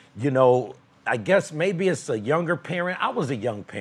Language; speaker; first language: English; native; English